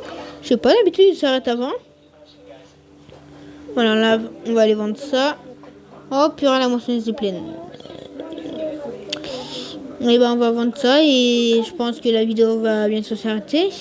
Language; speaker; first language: French; native; French